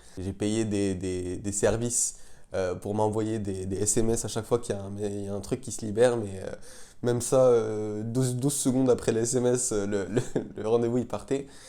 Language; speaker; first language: French; non-native, local second language; Arabic